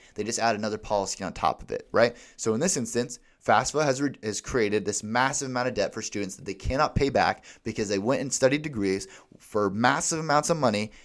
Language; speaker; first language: English; native; English